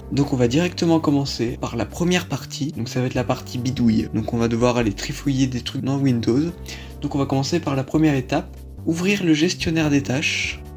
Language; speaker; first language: French; native; French